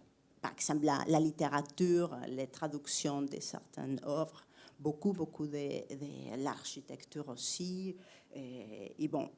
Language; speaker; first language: French; non-native, fluent; Spanish